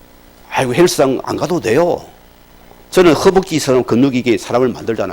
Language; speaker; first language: Korean; native; Korean